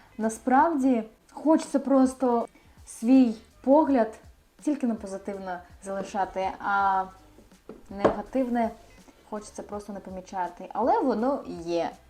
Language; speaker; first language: Ukrainian; native; Ukrainian